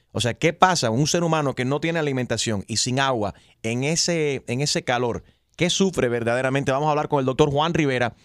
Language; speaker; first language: Spanish; early bilingual, heritage; Spanish